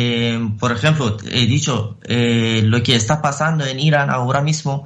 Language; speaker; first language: Spanish; non-native, fluent; Persian